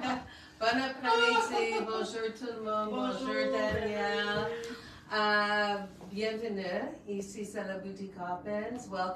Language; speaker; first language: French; non-native, local second language; English